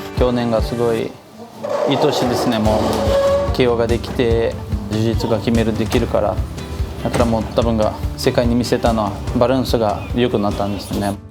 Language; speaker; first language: Japanese; non-native, learner; Portuguese